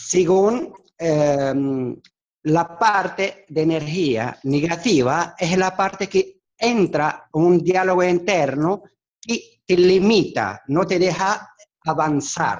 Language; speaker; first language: Spanish; non-native, fluent; Arabic